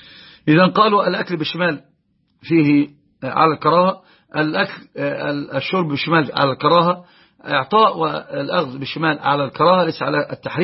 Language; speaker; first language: Arabic; native; Arabic